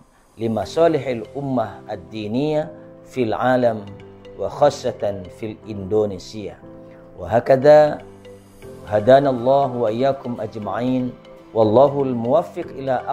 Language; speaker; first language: Arabic; non-native, fluent; Indonesian